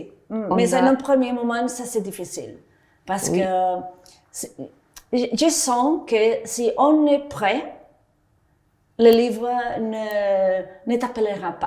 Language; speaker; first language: French; non-native, fluent; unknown